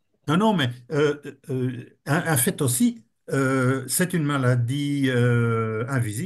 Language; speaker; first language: French; native; French